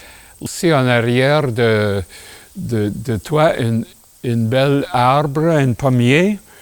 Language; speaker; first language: French; non-native, local second language; English